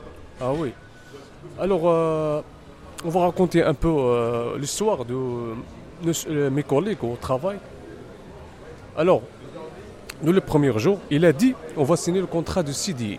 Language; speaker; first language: French; non-native, learner; Arabic